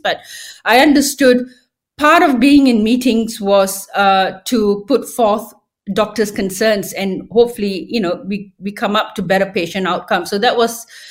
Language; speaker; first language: English; non-native, local second language; Tamil